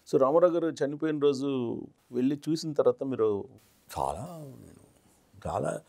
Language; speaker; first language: Telugu; native; Telugu